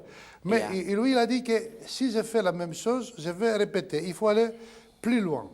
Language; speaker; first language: French; non-native, fluent; Greek